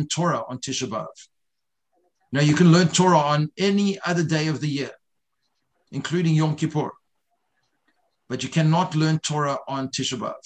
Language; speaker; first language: English; native; English